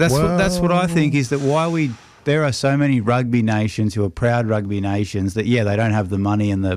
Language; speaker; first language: English; native; English